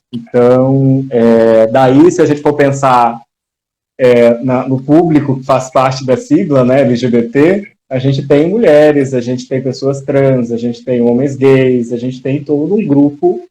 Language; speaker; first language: Portuguese; native; Portuguese